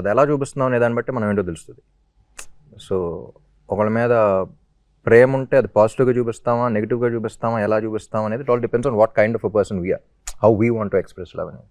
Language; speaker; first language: Telugu; native; Telugu